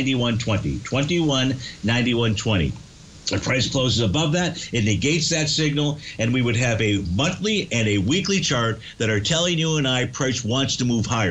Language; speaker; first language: English; native; English